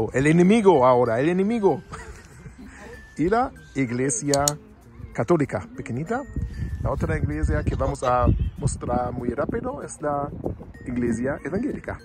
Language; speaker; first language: Spanish; non-native, learner; German